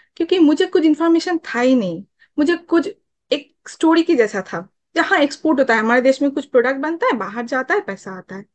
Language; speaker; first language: Hindi; non-native, local second language; Bangla